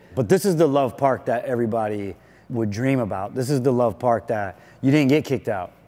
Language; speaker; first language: English; native; English